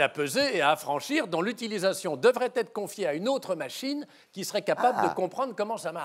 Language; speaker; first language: French; native; French